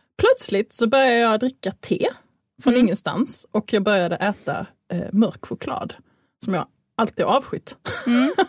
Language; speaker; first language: Swedish; native; Swedish